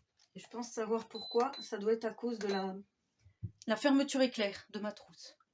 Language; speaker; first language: French; native; French